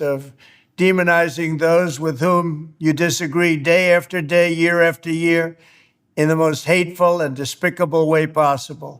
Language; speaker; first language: English; native; English